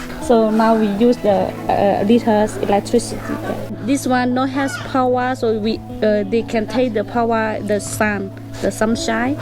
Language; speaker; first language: English; non-native, learner; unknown